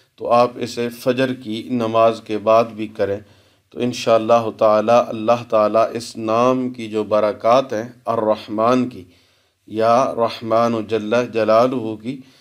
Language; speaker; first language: Urdu; native; Urdu